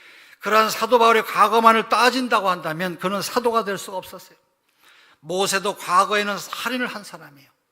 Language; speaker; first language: Korean; native; Korean